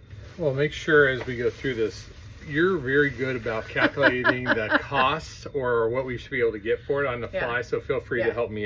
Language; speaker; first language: English; native; English